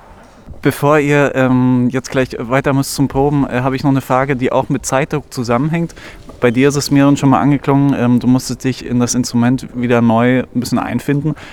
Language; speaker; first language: German; native; German